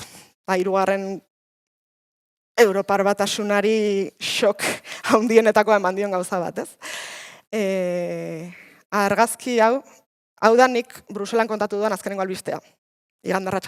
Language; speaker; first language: Basque; native; Basque